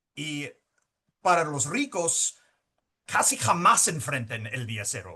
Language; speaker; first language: Spanish; early bilingual, heritage; Spanish